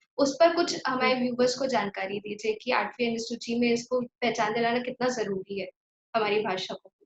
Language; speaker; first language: Hindi; native; Hindi